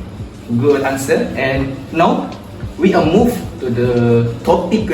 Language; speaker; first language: English; non-native, local second language; Malay